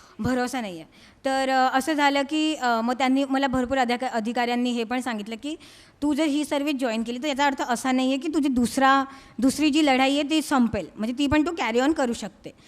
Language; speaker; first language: Marathi; native; Marathi